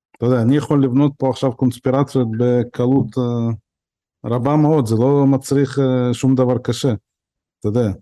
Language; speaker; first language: Hebrew; early bilingual, other home language; Russian